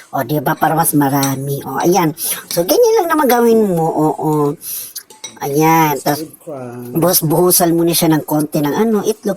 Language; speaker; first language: Filipino; non-native, local second language; Cebuano